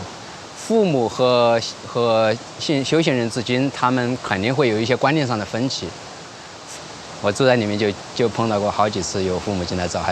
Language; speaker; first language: Chinese; native; Chinese